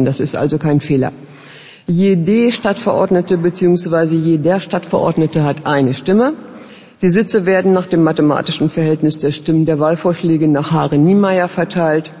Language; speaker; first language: German; native; German